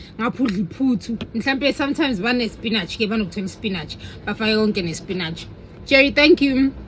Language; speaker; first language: Zulu; non-native, local second language; Southern Sotho